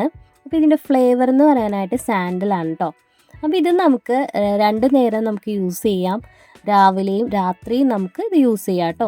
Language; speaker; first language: Malayalam; native; Malayalam